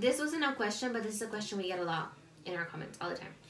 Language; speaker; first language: English; early bilingual, other home language; Spanish